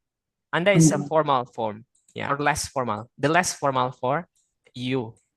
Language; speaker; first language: English; non-native, fluent; Indonesian